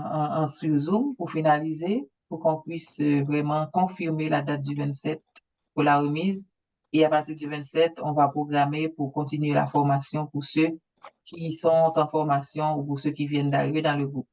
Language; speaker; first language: French; native; French